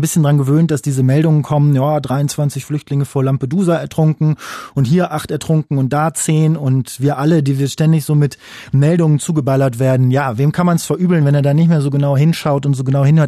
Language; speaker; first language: German; native; German